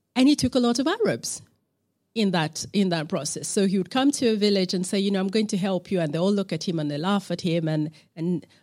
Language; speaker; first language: English; non-native, local second language; Acoli